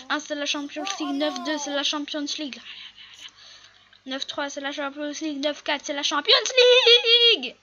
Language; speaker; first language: French; native; French